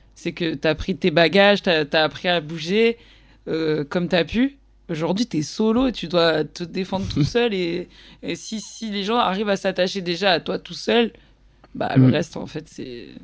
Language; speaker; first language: French; native; French